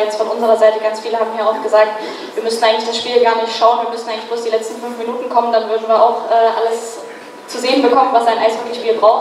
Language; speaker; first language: German; native; German